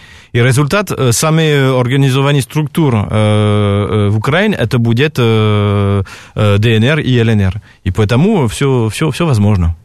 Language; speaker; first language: Russian; non-native, fluent; French